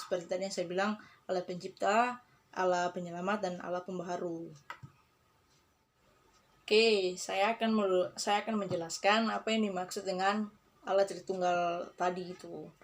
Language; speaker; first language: Indonesian; native; Indonesian